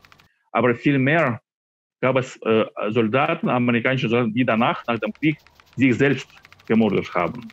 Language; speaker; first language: German; non-native, fluent; Ukrainian